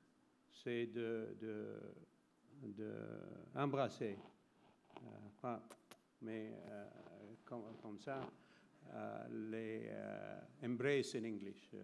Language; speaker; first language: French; non-native, fluent; Arabic